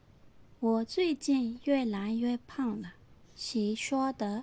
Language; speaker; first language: Chinese; non-native, learner; Burmese